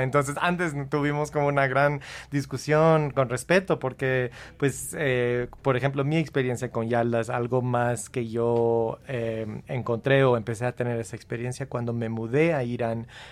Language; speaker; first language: Spanish; non-native, fluent; English